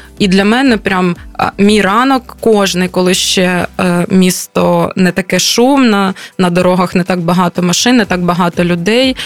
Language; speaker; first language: Ukrainian; native; Ukrainian